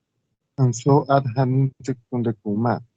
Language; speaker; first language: Swedish; non-native, learner; Spanish